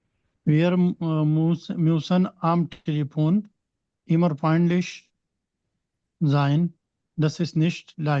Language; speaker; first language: German; non-native, learner; Urdu